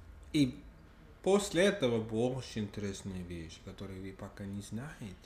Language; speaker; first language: Russian; non-native, learner; English